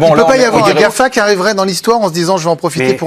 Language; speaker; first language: French; native; French